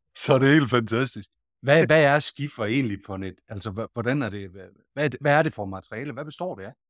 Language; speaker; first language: Danish; native; Danish